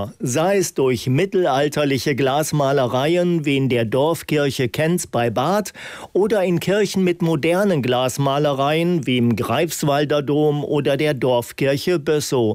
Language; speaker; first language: German; native; German